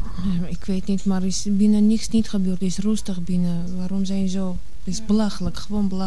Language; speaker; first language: Dutch; non-native, learner; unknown